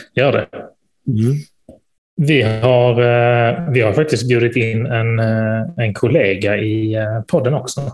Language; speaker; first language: Swedish; native; Swedish